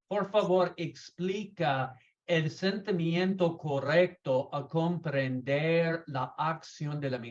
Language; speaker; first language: Spanish; non-native, learner; English